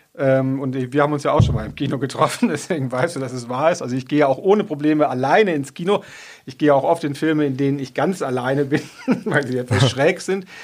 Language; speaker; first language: German; native; German